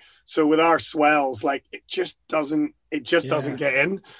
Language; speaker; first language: English; native; English